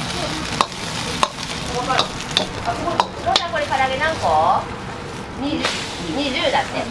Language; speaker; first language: Japanese; native; Japanese